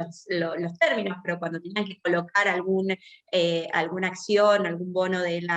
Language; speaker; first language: Spanish; native; Spanish